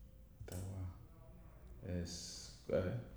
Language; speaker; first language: Spanish; non-native, learner; English